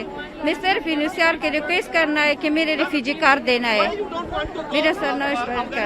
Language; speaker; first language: Hindi; non-native, learner; Persian